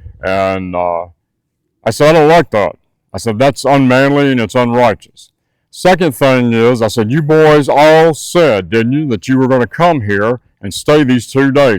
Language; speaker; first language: English; native; English